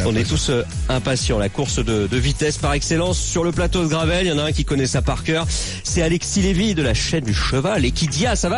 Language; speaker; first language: French; native; French